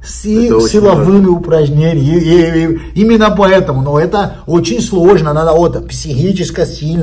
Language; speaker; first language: Russian; non-native, learner; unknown